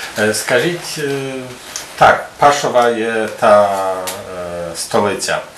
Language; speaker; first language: Ukrainian; early bilingual, heritage; Ukrainian